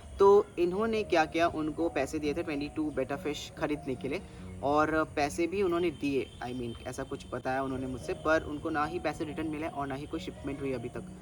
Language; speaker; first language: Hindi; non-native, local second language; Bangla